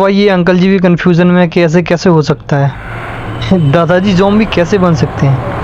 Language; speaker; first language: Hindi; native; Hindi